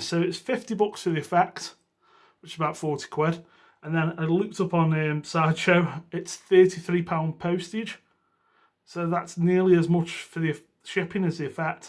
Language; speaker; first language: English; native; English